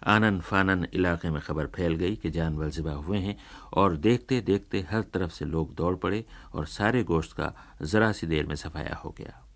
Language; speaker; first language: Urdu; native; Urdu